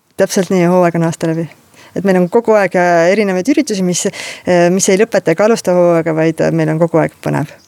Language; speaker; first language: Estonian; native; Estonian